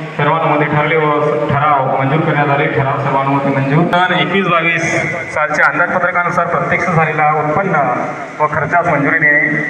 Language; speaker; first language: Marathi; native; Marathi